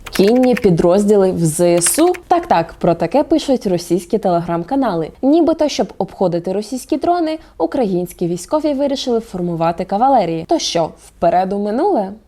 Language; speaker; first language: Ukrainian; native; Ukrainian